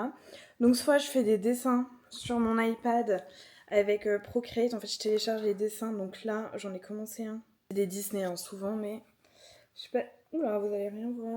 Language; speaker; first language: French; native; French